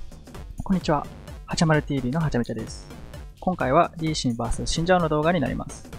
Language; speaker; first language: Japanese; native; Japanese